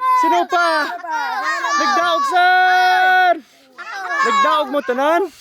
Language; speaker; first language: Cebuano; non-native, learner; English